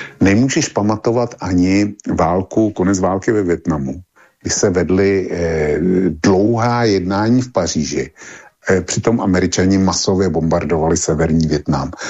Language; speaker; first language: Czech; native; Czech